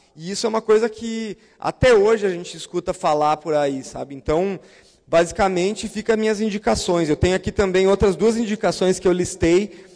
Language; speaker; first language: Portuguese; native; Portuguese